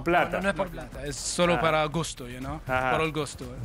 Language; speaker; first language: Spanish; non-native, learner; Arabic